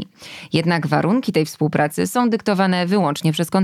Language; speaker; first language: Polish; native; Polish